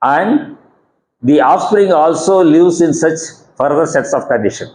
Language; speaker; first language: English; non-native, local second language; Telugu